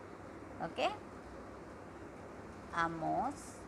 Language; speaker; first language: Spanish; non-native, learner; Hindi